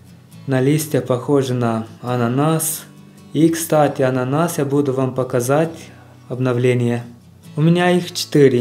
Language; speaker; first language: Russian; non-native, learner; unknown